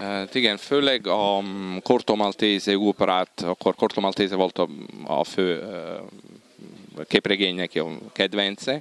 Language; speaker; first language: Hungarian; non-native, fluent; Italian